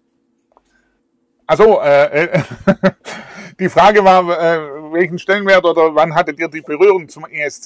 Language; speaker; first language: German; native; German